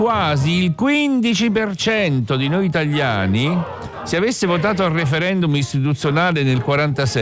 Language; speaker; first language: Italian; native; Italian